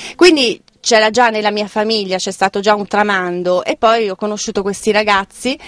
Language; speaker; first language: Italian; native; Italian